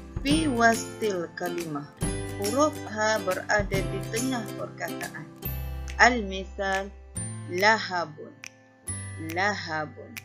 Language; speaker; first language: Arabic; non-native, fluent; Malay